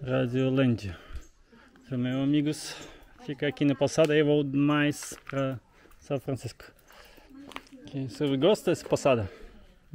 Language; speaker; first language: Portuguese; non-native, learner; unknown